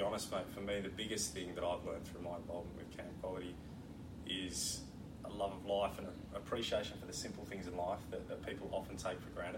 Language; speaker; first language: English; native; English